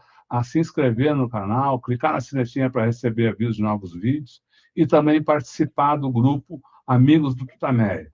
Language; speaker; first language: Portuguese; native; Portuguese